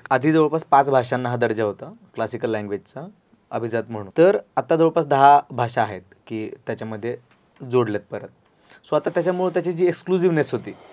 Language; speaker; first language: Marathi; native; Marathi